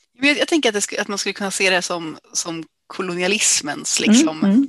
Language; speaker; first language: Swedish; native; Swedish